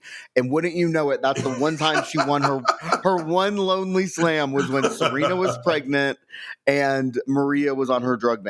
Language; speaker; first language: English; native; English